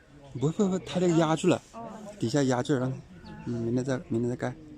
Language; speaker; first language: Chinese; native; Chinese